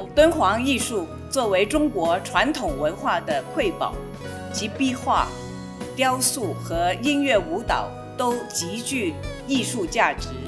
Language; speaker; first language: Chinese; non-native, local second language; Cantonese